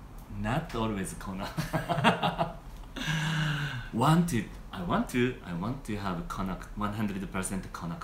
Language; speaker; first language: English; non-native, learner; Japanese